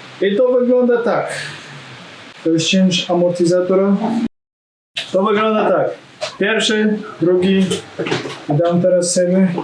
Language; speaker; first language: Polish; non-native, learner; Russian